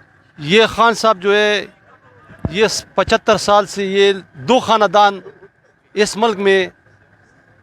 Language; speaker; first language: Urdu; non-native, local second language; Pashto